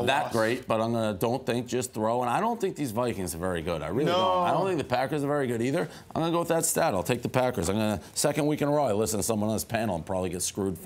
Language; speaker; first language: English; native; English